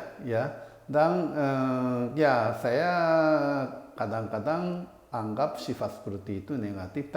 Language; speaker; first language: Indonesian; non-native, fluent; Japanese